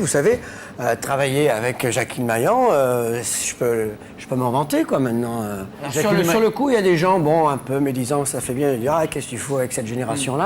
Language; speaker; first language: French; native; French